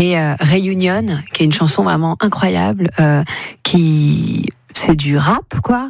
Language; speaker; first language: French; native; French